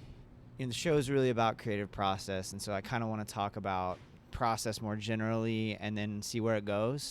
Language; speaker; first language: English; native; English